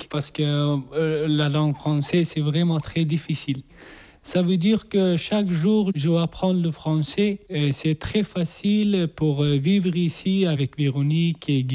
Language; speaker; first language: French; non-native, learner; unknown